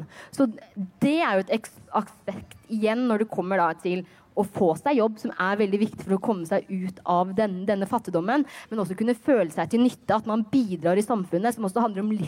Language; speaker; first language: Norwegian; early bilingual, other home language; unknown